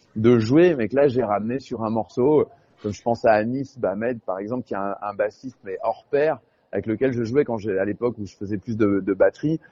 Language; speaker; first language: French; native; French